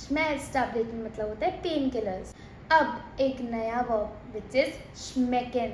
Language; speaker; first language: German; non-native, fluent; Hindi